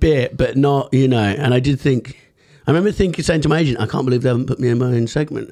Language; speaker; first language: English; native; English